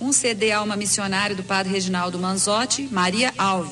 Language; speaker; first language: Portuguese; native; Portuguese